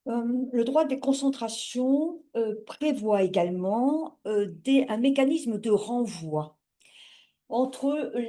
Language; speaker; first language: French; native; French